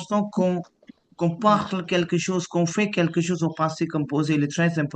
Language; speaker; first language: French; non-native, fluent; Hindi